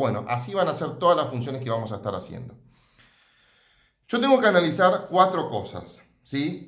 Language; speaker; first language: Spanish; native; Spanish